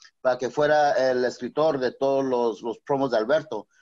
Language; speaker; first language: Spanish; native; Spanish